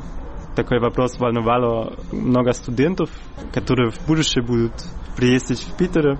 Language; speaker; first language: Russian; non-native, fluent; German